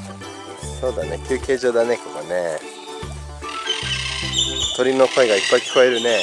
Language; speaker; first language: Japanese; native; Japanese